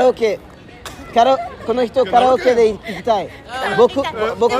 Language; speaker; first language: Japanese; non-native, learner; French